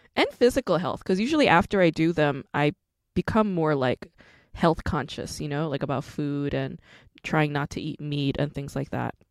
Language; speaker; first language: English; non-native, fluent; Korean